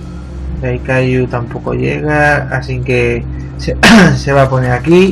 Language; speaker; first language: Spanish; native; Spanish